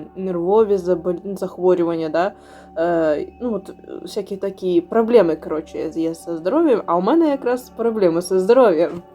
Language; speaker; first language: Ukrainian; non-native, local second language; Russian